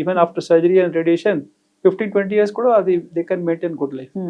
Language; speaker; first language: Telugu; non-native, fluent; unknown